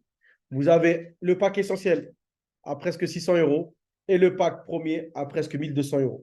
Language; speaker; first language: French; native; French